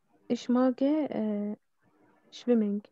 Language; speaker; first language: German; non-native, learner; Arabic